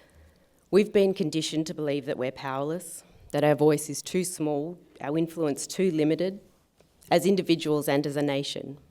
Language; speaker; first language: English; native; English